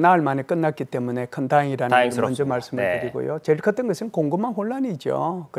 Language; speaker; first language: Korean; native; Korean